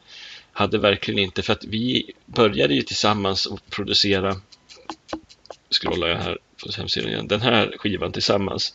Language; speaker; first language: Swedish; native; Swedish